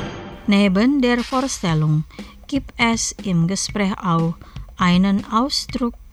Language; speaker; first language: German; non-native, fluent; Indonesian